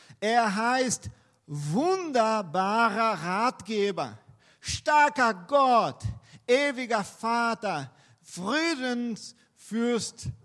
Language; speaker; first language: German; non-native, fluent; Portuguese